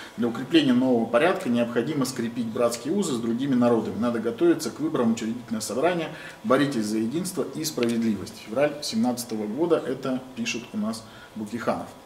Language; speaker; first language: Russian; native; Russian